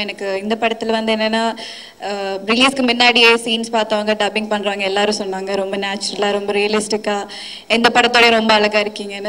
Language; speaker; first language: Tamil; non-native, fluent; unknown